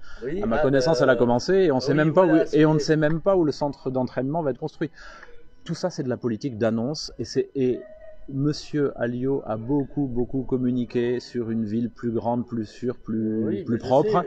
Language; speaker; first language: French; native; French